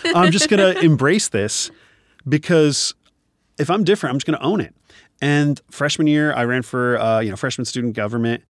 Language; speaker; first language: English; native; English